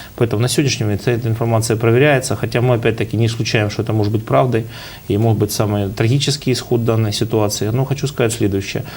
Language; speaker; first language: Russian; native; Russian